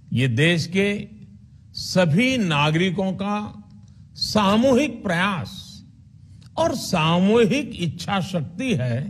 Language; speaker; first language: Hindi; non-native, local second language; Gujarati